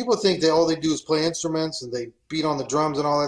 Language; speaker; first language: English; non-native, fluent; German